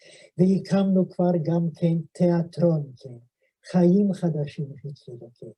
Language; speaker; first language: Hebrew; non-native, fluent; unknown